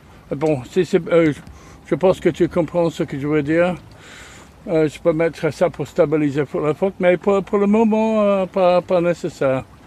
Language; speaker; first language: French; non-native, fluent; English